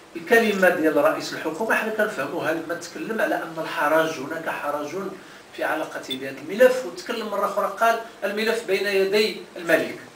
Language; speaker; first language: Arabic; non-native, local second language; Tachelhit